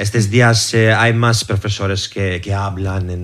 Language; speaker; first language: Spanish; non-native, learner; English